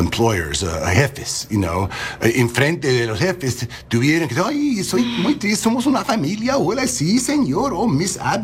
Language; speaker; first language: Spanish; non-native, learner; English